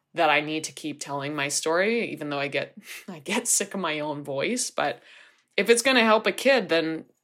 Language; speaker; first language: English; native; English